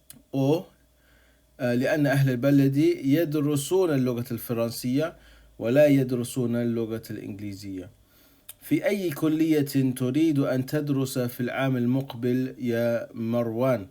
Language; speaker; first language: Arabic; non-native, fluent; English